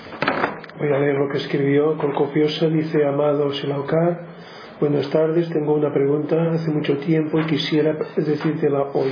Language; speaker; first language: Spanish; native; Spanish